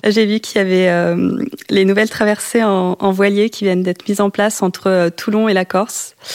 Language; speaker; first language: French; native; French